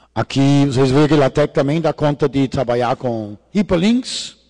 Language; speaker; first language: Portuguese; non-native, fluent; Danish